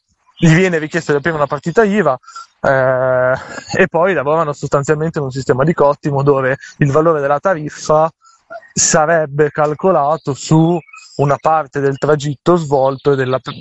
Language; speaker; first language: Italian; native; Italian